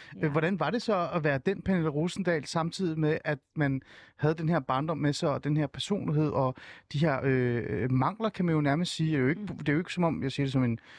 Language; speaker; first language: Danish; early bilingual, other home language; Persian